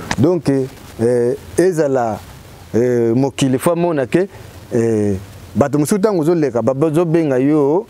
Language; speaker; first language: Lingala; non-native, local second language; Kongo